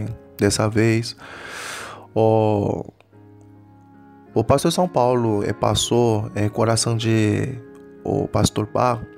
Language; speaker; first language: Portuguese; non-native, fluent; Korean